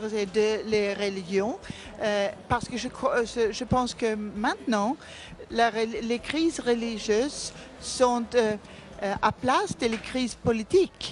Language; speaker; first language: French; non-native, learner; Swedish